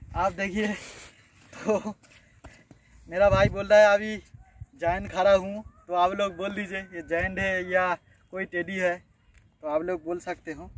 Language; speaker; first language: Hindi; non-native, local second language; Bangla